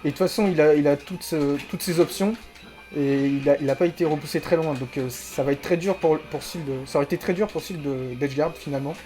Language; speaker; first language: French; native; French